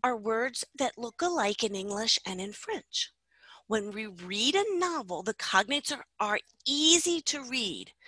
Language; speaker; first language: English; native; English